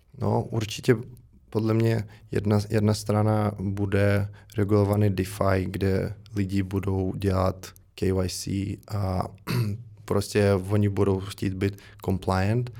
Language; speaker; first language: Czech; non-native, fluent; Russian